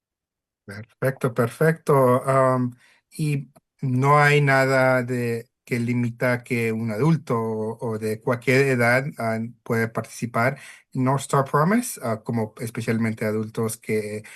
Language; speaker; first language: Spanish; early bilingual, heritage; Spanish